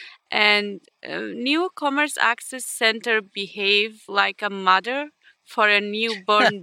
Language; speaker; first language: English; non-native, fluent; Ukrainian